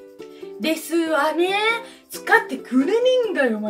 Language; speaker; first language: Japanese; non-native, fluent; Italian